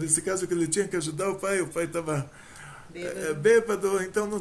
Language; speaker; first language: Portuguese; native; Portuguese